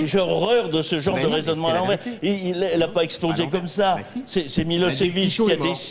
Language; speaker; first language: French; native; French